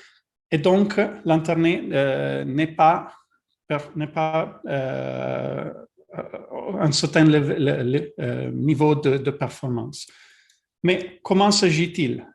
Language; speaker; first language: French; non-native, learner; Italian